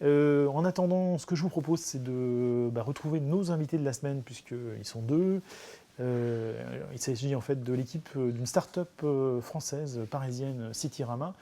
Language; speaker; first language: French; native; French